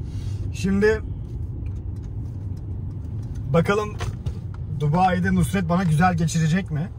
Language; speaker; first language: Turkish; native; Turkish